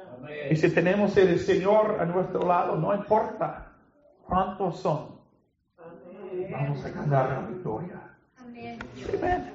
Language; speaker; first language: Spanish; non-native, fluent; English